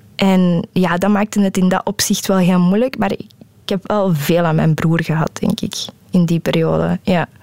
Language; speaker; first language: Dutch; native; Dutch